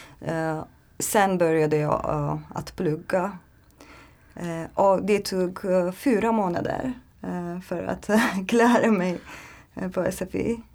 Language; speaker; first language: Swedish; non-native, learner; Turkish